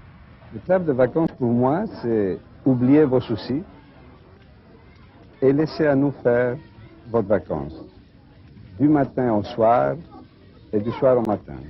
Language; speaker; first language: French; non-native, learner; Greek